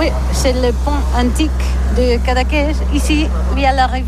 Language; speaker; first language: French; non-native, learner; Catalan